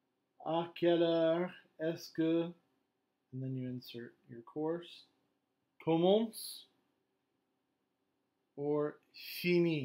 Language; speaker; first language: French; non-native, fluent; English